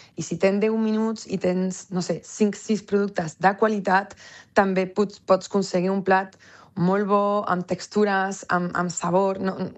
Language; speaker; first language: Catalan; early bilingual, other home language; French